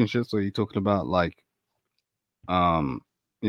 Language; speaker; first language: English; native; English